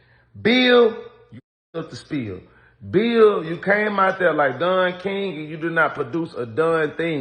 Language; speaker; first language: English; native; English